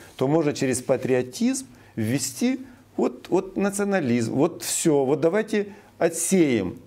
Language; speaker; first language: Russian; non-native, local second language; Romanian